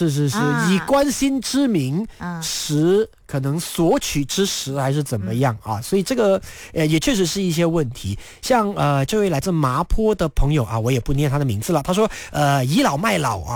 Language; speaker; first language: Chinese; native; Chinese